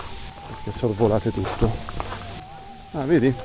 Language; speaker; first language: Italian; native; Italian